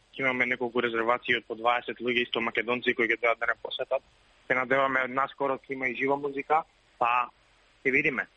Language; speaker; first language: Macedonian; native; Macedonian